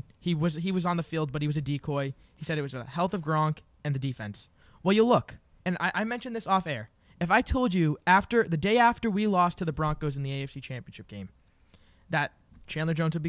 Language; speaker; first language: English; native; English